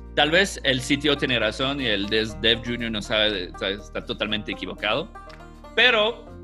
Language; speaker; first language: Spanish; non-native, fluent; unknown